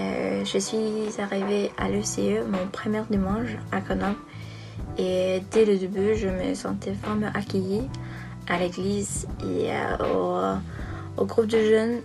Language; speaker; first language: French; non-native, learner; Norwegian